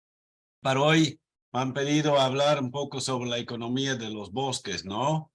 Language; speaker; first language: Spanish; non-native, fluent; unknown